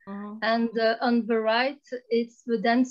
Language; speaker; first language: English; non-native, learner; French